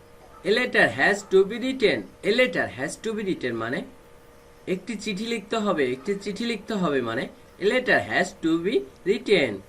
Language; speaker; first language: English; non-native, fluent; Bangla